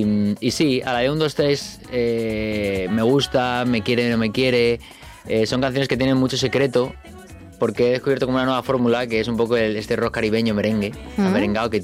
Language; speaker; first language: Spanish; native; Spanish